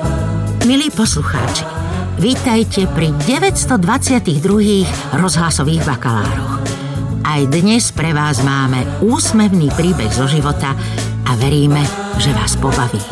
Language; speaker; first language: Slovak; native; Slovak